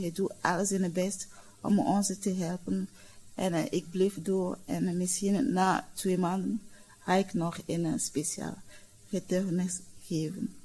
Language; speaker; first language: Dutch; non-native, learner; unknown